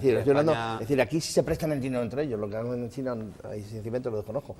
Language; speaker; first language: Spanish; native; Spanish